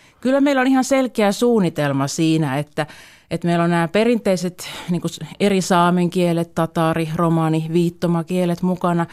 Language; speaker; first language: Finnish; native; Finnish